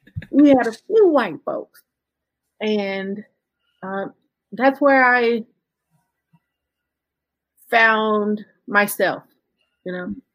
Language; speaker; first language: English; early bilingual, other home language; Spanish